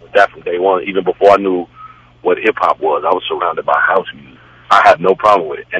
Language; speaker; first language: English; native; English